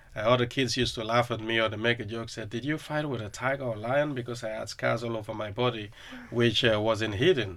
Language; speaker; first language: English; non-native, local second language; Krio